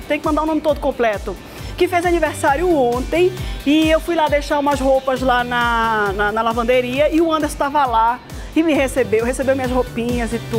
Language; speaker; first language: Portuguese; native; Portuguese